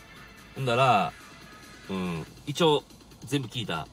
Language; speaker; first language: Japanese; native; Japanese